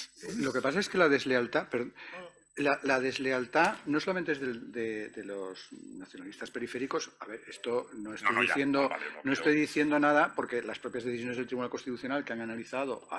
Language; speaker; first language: Spanish; native; Spanish